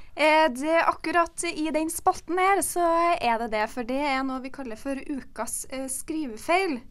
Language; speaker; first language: Norwegian; native; Norwegian